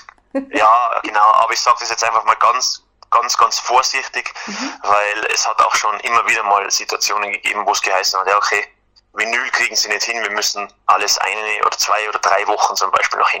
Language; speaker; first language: German; native; German